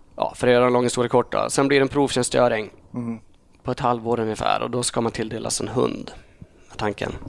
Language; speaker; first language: Swedish; native; Swedish